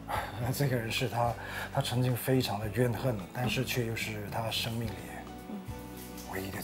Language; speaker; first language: Chinese; native; Chinese